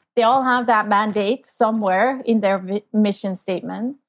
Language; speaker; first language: English; non-native, fluent; German